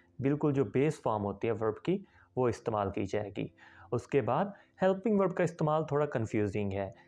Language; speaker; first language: Urdu; native; Urdu